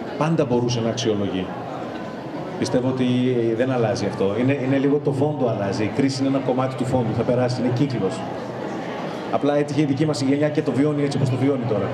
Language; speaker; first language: Greek; native; Greek